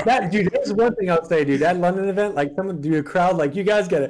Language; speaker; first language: English; non-native, fluent; French